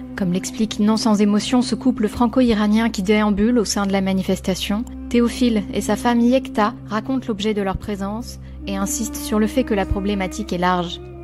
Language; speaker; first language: French; native; French